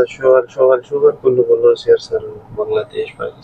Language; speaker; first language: Arabic; non-native, learner; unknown